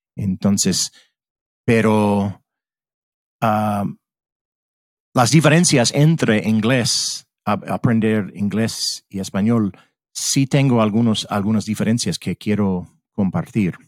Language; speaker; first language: Spanish; non-native, fluent; English